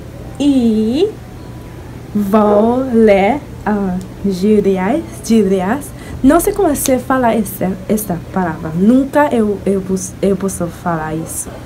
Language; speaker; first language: Portuguese; non-native, learner; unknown